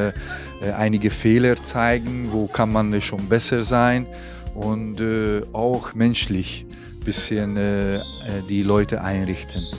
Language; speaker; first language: German; non-native, fluent; Hungarian